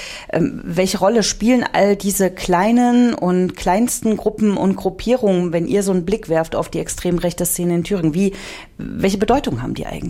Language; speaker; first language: German; native; German